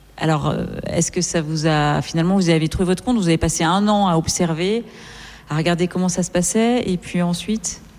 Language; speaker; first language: French; native; French